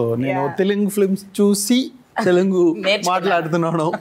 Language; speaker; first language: Telugu; non-native, learner; Tamil